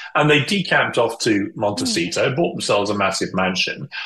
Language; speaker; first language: English; native; English